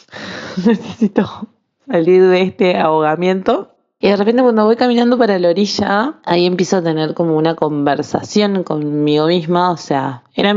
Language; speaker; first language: Spanish; native; Spanish